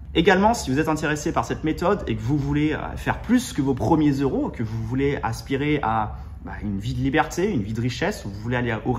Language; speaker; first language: French; native; French